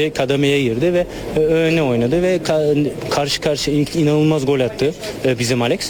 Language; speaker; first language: Turkish; native; Turkish